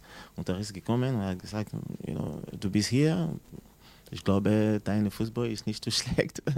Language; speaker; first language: German; non-native, learner; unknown